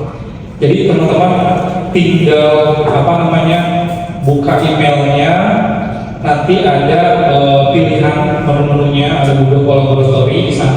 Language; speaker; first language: Indonesian; native; Indonesian